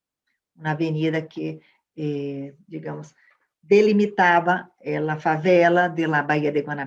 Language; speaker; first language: Spanish; non-native, fluent; Portuguese